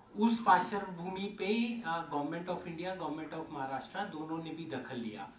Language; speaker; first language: Hindi; non-native, local second language; Marathi